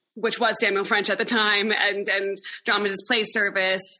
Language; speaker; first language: English; native; English